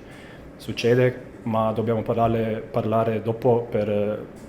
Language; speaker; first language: Italian; non-native, fluent; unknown